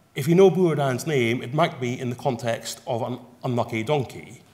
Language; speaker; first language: English; native; English